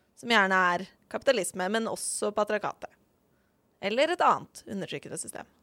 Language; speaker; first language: Norwegian; native; Norwegian